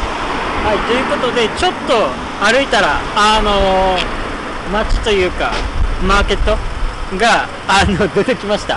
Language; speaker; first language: Japanese; native; Japanese